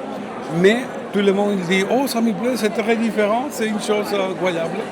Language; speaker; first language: French; non-native, fluent; Spanish